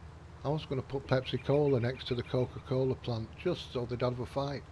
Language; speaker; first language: English; native; English